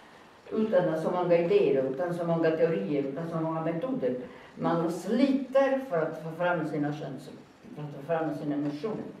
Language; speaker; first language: Swedish; non-native, fluent; Italian